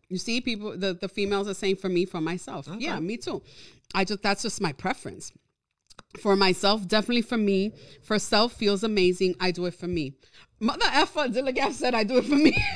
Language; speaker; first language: English; early bilingual, other home language; Spanish